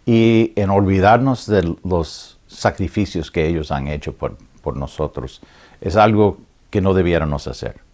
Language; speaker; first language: Spanish; early bilingual, heritage; Spanish